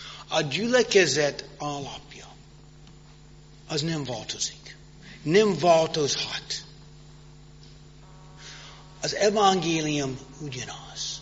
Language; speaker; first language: Hungarian; non-native, fluent; English